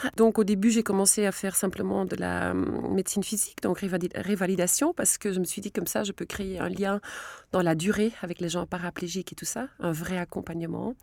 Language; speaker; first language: French; non-native, local second language; Dutch